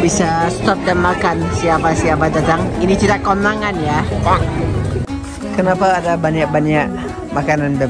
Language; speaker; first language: Indonesian; non-native, learner; Turkish